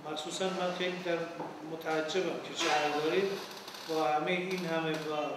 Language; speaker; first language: Persian; non-native, local second language; Armenian